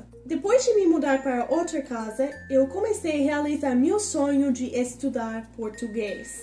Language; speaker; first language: Portuguese; non-native, fluent; English